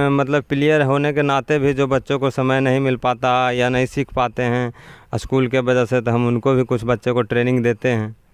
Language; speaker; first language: Hindi; native; Hindi